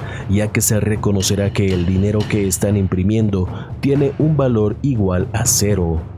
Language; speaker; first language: Spanish; native; Spanish